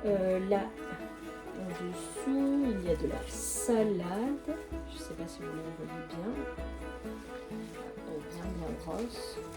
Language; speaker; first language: French; native; French